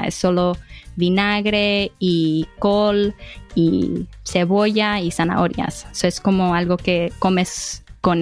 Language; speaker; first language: Spanish; early bilingual, heritage; Spanish